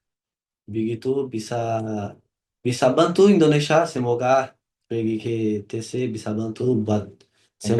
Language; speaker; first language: Indonesian; non-native, learner; Portuguese